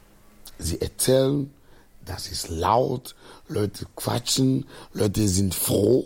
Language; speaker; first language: German; non-native, fluent; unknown